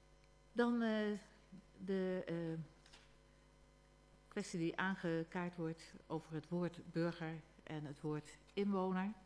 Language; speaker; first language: Dutch; native; Dutch